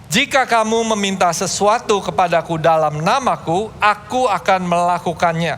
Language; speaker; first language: Indonesian; native; Indonesian